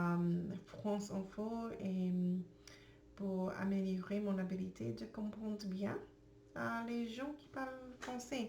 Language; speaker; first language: French; non-native, learner; English